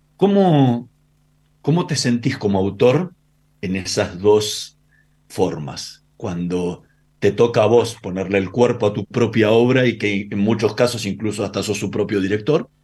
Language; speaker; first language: Spanish; native; Spanish